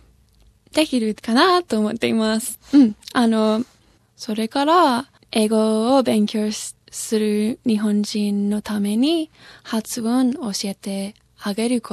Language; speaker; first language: Japanese; non-native, fluent; English